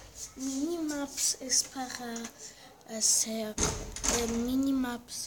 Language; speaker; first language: Spanish; early bilingual, heritage; Spanish